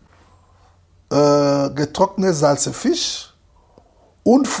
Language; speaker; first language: German; non-native, fluent; Lingala